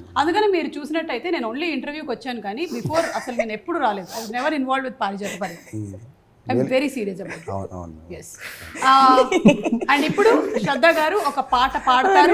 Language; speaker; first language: Telugu; native; Telugu